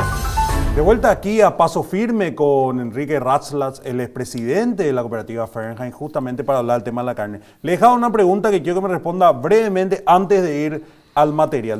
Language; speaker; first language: Spanish; native; Spanish